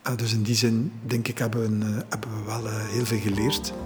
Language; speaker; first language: Dutch; native; Dutch